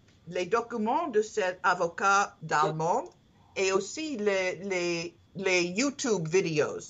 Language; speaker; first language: French; non-native, learner; English